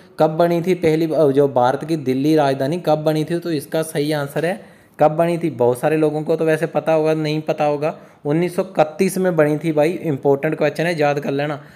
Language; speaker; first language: Hindi; native; Hindi